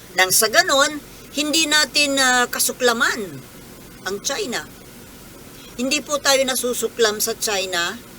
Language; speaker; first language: Filipino; native; Filipino